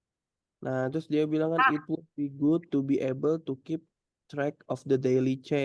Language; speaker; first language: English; non-native, fluent; Indonesian